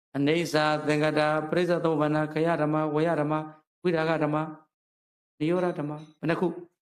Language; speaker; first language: Burmese; native; Burmese